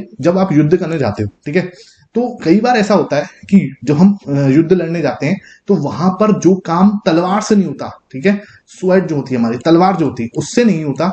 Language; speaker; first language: Hindi; native; Hindi